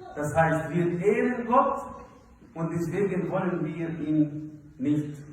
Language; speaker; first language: German; non-native, fluent; Arabic